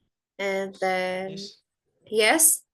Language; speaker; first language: English; non-native, fluent; Indonesian